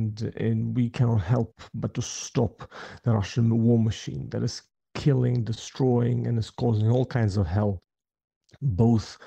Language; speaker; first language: English; non-native, fluent; Ukrainian